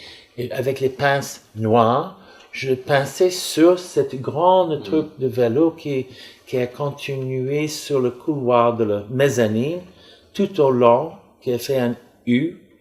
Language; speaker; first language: French; non-native, fluent; English